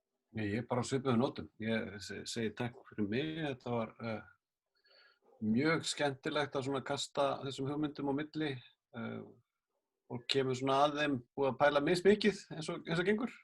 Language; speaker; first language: Icelandic; native; Icelandic